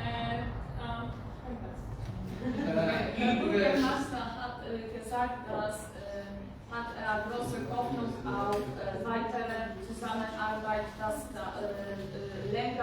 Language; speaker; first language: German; non-native, learner; Polish